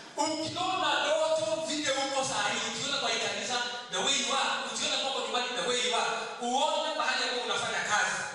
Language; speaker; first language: Swahili; non-native, local second language; Kikuyu